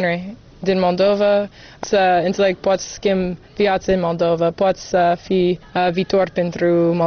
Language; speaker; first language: Romanian; non-native, learner; English